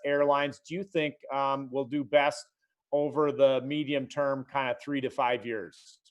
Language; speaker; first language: English; native; English